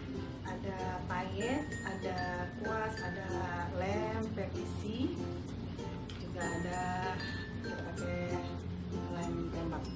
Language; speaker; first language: Indonesian; native; Indonesian